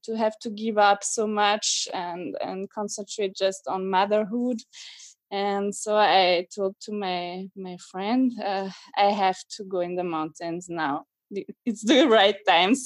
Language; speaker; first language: English; non-native, fluent; French